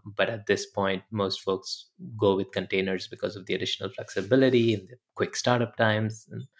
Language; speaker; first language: English; non-native, local second language; Hindi